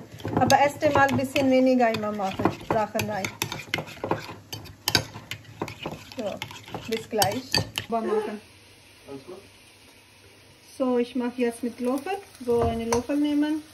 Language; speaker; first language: German; non-native, learner; Urdu